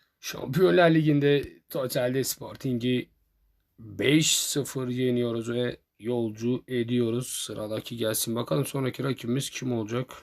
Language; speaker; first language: Turkish; native; Turkish